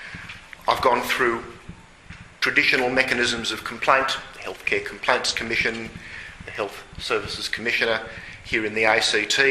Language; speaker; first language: English; native; English